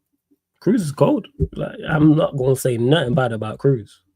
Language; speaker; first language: English; native; English